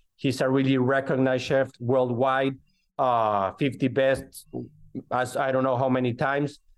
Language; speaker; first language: English; non-native, fluent; Spanish